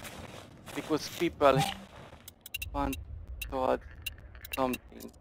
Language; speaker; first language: English; non-native, learner; Hungarian